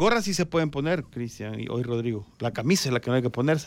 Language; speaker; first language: Spanish; native; Spanish